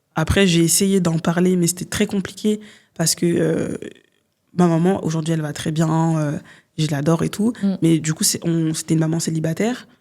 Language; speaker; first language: French; early bilingual, other home language; Lingala